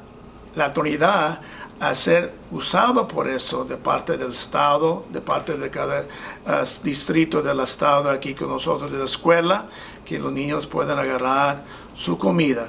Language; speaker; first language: Spanish; non-native, fluent; English